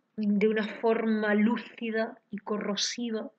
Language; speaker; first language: Spanish; native; Spanish